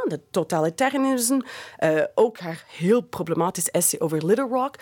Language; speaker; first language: Dutch; non-native, fluent; English